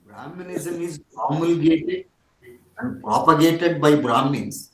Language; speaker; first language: English; non-native, local second language; Telugu